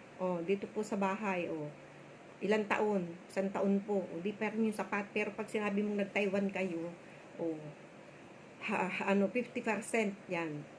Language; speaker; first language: Filipino; non-native, local second language; Bikol